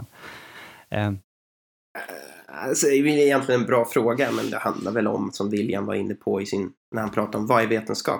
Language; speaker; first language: Swedish; native; Swedish